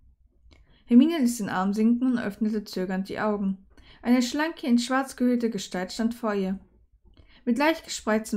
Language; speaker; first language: German; native; German